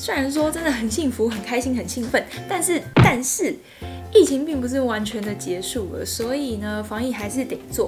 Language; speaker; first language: Chinese; native; Chinese